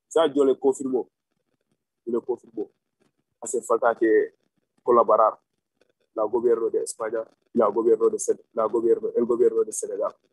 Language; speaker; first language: Spanish; non-native, learner; Wolof